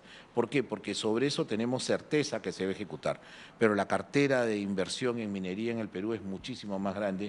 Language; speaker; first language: Spanish; native; Spanish